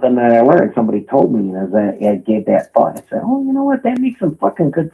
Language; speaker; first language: English; native; English